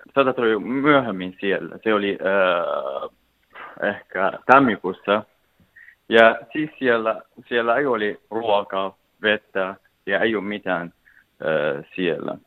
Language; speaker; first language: Finnish; non-native, learner; Arabic